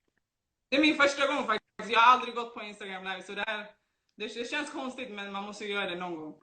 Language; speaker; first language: Swedish; early bilingual, other home language; Somali